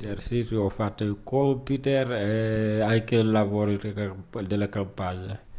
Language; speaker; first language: Italian; non-native, learner; Wolof